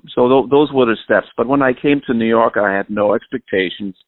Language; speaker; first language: English; non-native, fluent; German